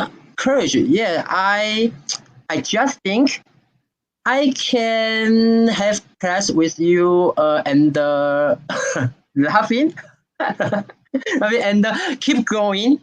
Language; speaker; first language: English; non-native, learner; Chinese